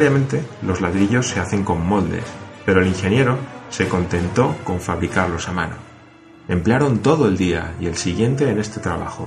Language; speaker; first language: Spanish; native; Spanish